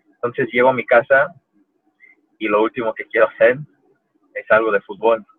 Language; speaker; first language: Spanish; early bilingual, heritage; Spanish